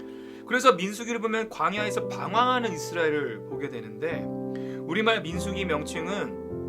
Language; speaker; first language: Korean; native; Korean